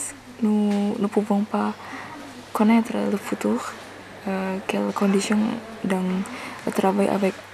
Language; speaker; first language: French; non-native, learner; Indonesian